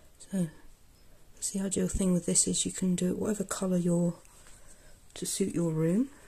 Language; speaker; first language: English; native; English